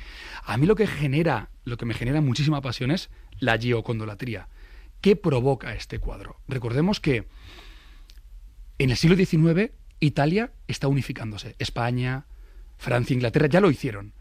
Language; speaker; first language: Spanish; native; Spanish